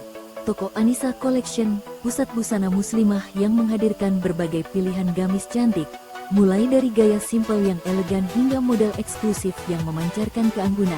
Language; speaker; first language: Indonesian; native; Indonesian